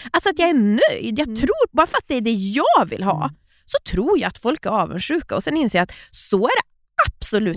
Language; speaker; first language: Swedish; native; Swedish